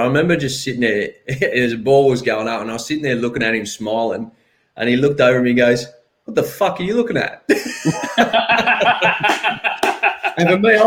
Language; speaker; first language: English; native; English